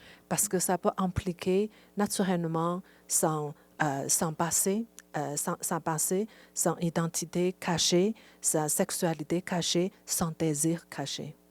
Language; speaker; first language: French; non-native, fluent; Chinese